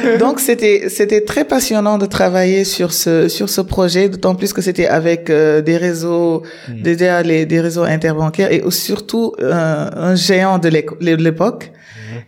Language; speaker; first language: French; non-native, local second language; Wolof